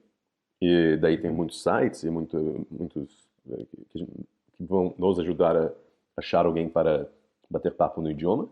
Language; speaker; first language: Portuguese; native; Portuguese